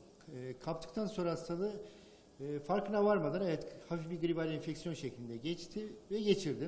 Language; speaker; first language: Turkish; non-native, fluent; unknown